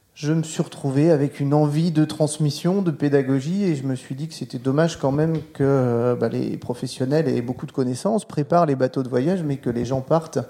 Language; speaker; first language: French; native; French